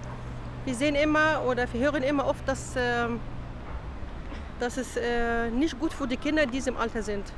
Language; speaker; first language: German; non-native, fluent; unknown